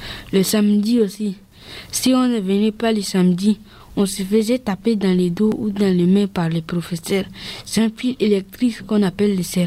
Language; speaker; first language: French; early bilingual, other home language; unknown